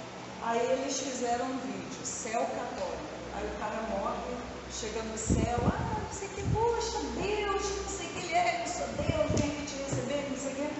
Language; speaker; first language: Portuguese; native; Portuguese